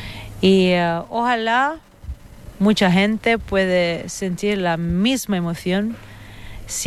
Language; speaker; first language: Spanish; non-native, fluent; Italian